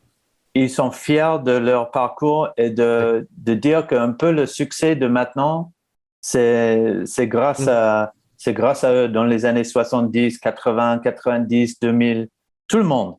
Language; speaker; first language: French; non-native, fluent; English